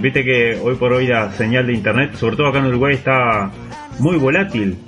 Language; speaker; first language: Spanish; native; Spanish